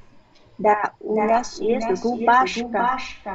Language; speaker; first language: Russian; non-native, learner; Vietnamese